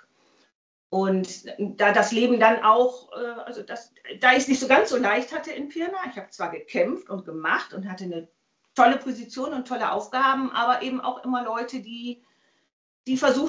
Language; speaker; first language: German; native; German